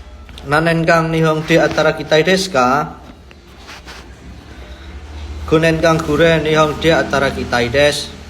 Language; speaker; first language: Japanese; non-native, learner; Indonesian